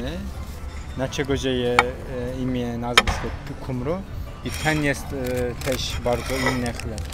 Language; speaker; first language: Polish; non-native, learner; Turkish